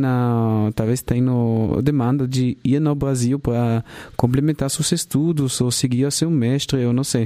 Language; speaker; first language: Portuguese; non-native, fluent; German